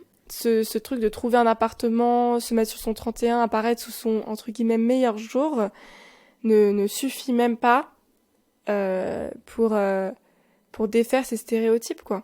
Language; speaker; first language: French; native; French